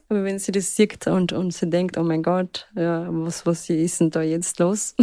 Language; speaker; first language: German; early bilingual, other home language; Turkish